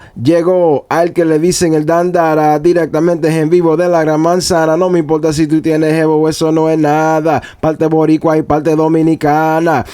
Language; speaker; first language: Spanish; early bilingual, heritage; Spanish